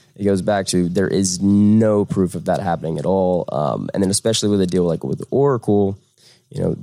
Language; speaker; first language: English; native; English